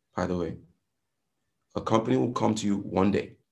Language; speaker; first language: English; non-native, local second language; Yoruba